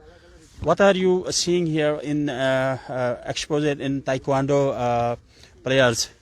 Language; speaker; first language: English; non-native, local second language; Urdu